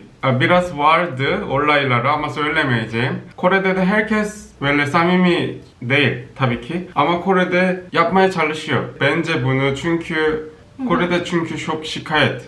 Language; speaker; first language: Turkish; non-native, learner; Korean